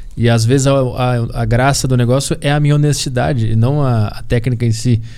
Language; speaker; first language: Portuguese; native; Portuguese